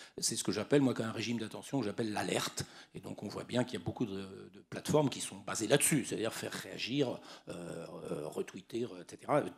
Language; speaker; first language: French; native; French